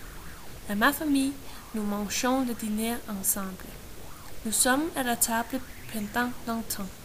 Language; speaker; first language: French; non-native, learner; Danish